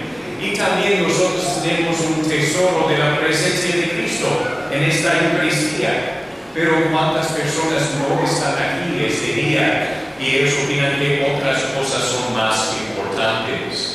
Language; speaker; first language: Spanish; non-native, learner; English